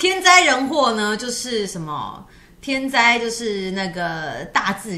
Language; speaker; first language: Chinese; native; Chinese